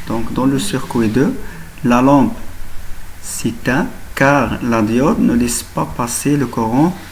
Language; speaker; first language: French; non-native, local second language; Arabic